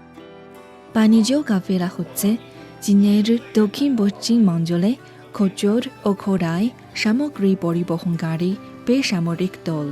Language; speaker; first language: Bangla; non-native, fluent; Chinese